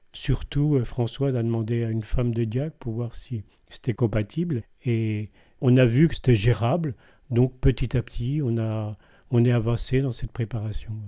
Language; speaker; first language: French; native; French